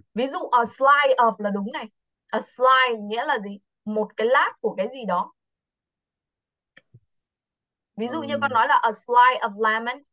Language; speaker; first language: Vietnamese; native; Vietnamese